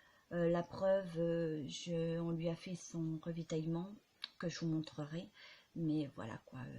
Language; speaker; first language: French; native; French